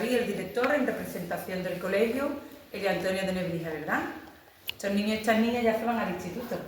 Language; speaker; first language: Spanish; native; Spanish